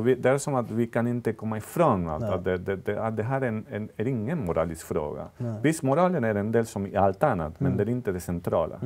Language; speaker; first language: Swedish; non-native, fluent; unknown